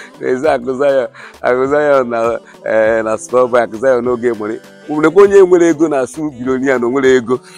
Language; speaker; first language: Nigerian Pidgin; non-native, local second language; Igbo